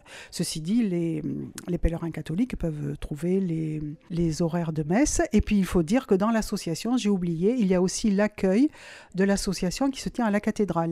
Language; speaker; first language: French; native; French